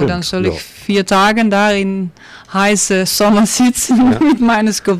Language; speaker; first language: German; non-native, learner; Dutch